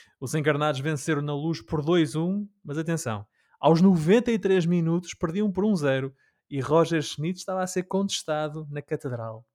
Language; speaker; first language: Portuguese; native; Portuguese